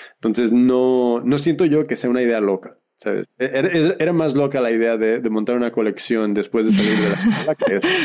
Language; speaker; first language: Spanish; early bilingual, heritage; Spanish